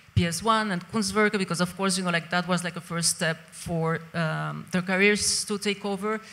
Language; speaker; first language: English; non-native, fluent; Spanish